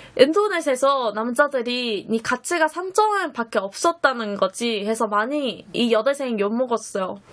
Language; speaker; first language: Korean; non-native, fluent; Japanese